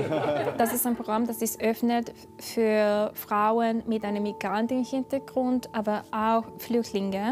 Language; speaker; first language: German; non-native, learner; Spanish